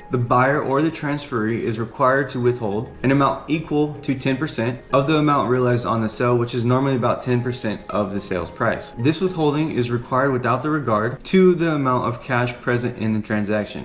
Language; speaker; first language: English; native; English